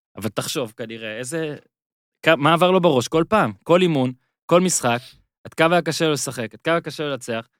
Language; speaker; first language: Hebrew; native; Hebrew